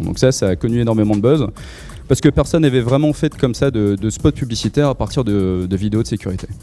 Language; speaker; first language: French; native; French